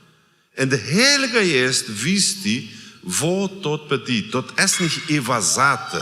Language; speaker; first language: German; non-native, learner; Plautdietsch